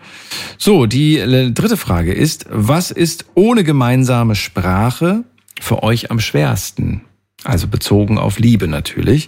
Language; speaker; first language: German; native; German